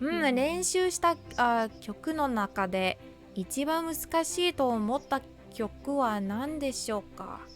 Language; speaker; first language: Japanese; non-native, learner; English